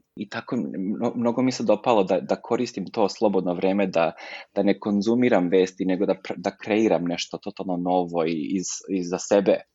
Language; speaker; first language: Serbian; early bilingual, heritage; Serbian